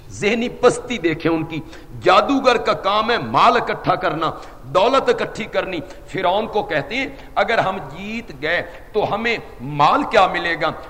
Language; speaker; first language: Urdu; non-native, local second language; Punjabi